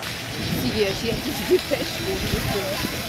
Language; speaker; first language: German; native; German